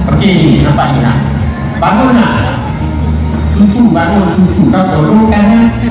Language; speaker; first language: Malay; native; Malay